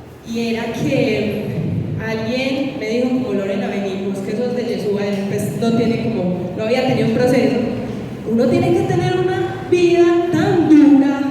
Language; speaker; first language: Spanish; native; Spanish